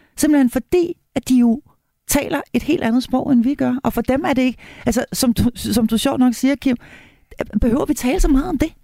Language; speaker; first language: Danish; native; Danish